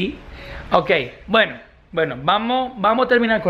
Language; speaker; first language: Spanish; non-native, learner; English